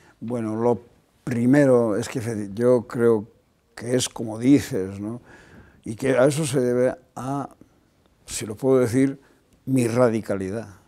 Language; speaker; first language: Spanish; non-native, local second language; Basque